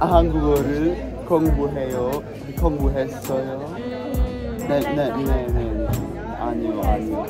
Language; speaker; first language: Korean; non-native, learner; German